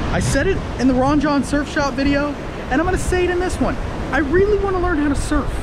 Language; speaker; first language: English; native; English